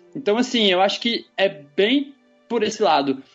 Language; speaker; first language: Portuguese; native; Portuguese